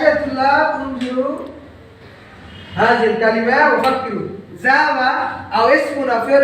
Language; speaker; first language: Arabic; non-native, fluent; Bangla